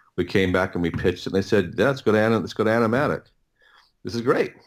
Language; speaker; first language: English; native; English